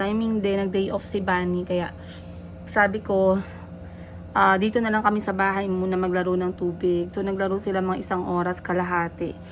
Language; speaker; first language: Filipino; non-native, local second language; Cebuano